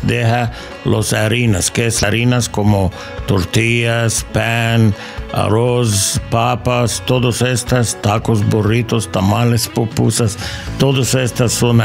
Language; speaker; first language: Spanish; non-native, learner; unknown